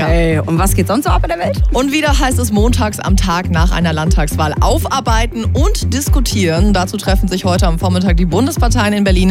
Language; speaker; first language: German; native; German